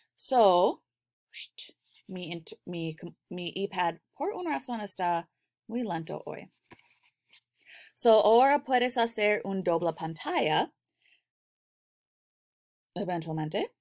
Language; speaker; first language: Spanish; non-native, learner; English